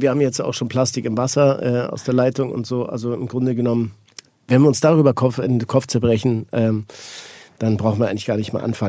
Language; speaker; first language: German; native; German